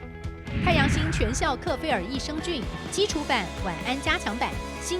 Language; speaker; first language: Chinese; native; Chinese